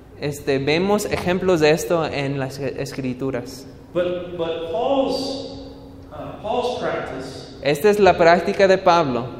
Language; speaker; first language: Spanish; non-native, learner; English